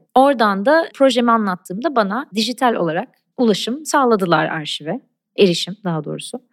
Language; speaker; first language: Turkish; non-native, local second language; Armenian